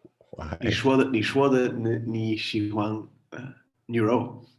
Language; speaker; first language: Chinese; non-native, learner; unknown